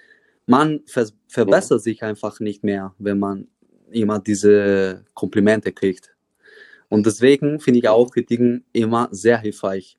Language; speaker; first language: German; non-native, fluent; Italian